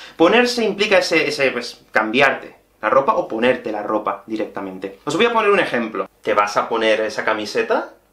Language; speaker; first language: Spanish; native; Spanish